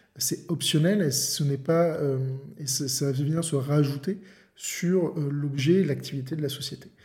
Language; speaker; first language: French; native; French